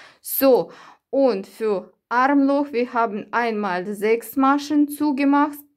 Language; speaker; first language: German; non-native, learner; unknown